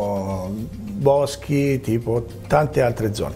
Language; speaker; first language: Italian; native; Italian